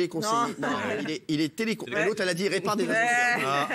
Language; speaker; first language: French; native; French